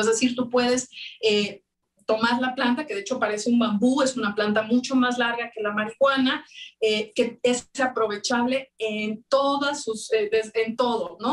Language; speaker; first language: Spanish; native; Spanish